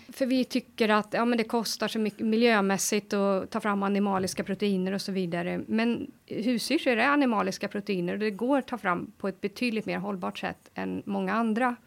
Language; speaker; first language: Swedish; native; Swedish